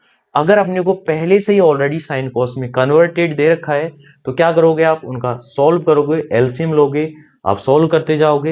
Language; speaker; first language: Hindi; native; Hindi